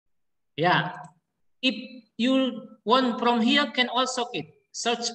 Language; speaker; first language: English; non-native, learner; Indonesian